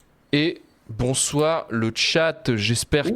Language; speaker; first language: French; native; French